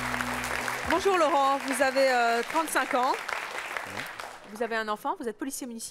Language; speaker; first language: French; native; French